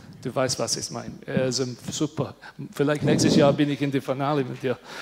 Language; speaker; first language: German; non-native, learner; English